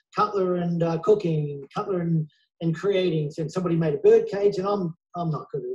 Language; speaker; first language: English; native; English